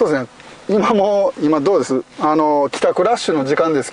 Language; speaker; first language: Japanese; native; Japanese